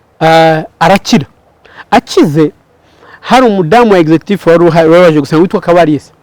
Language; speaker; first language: Kinyarwanda; early bilingual, heritage; Kinyarwanda